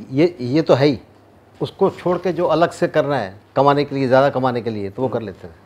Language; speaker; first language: Hindi; native; Hindi